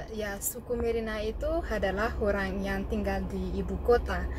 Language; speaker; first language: Indonesian; non-native, learner; Malagasy